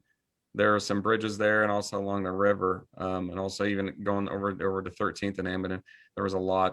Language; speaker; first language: English; native; English